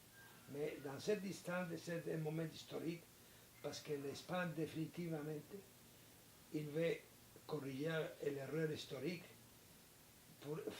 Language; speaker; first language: French; non-native, learner; Spanish